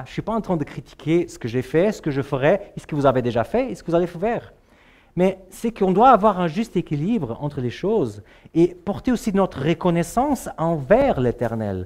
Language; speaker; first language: French; native; French